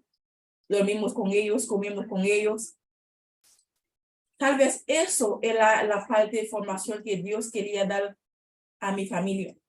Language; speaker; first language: Spanish; non-native, learner; Haitian Creole